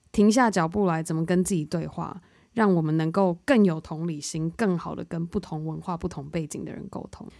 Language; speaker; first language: Chinese; native; Chinese